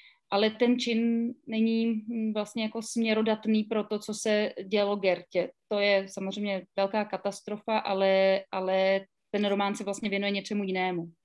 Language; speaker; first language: Czech; native; Czech